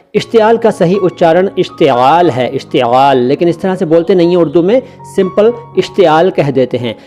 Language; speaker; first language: Hindi; native; Hindi